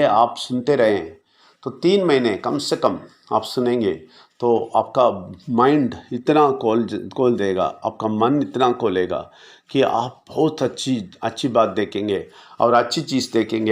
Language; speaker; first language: Hindi; non-native, local second language; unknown